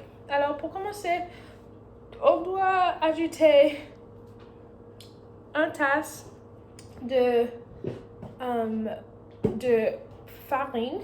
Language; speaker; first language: French; non-native, learner; English